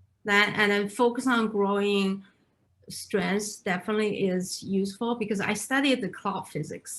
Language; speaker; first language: English; non-native, fluent; Chinese